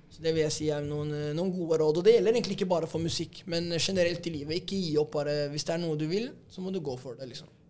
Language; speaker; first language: Norwegian; native; Norwegian